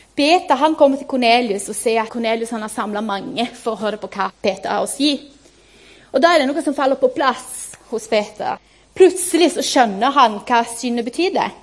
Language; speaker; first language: Norwegian; non-native, fluent; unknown